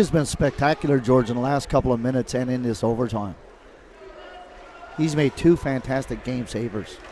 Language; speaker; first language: English; native; English